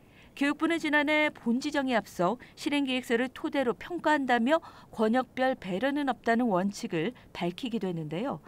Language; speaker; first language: Korean; native; Korean